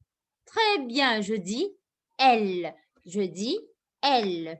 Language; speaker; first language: French; non-native, fluent; Arabic